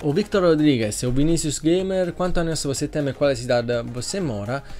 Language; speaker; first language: Portuguese; non-native, learner; Italian